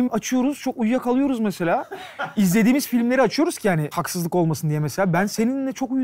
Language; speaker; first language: Turkish; native; Turkish